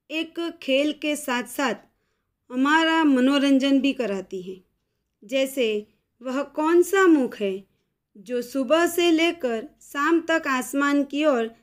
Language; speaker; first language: Hindi; non-native, local second language; Gujarati